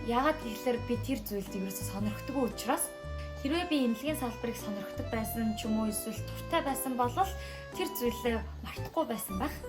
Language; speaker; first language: Mongolian; non-native, fluent; Korean